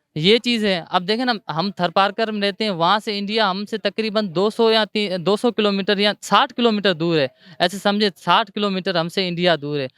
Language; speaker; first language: Urdu; non-native, local second language; Sindhi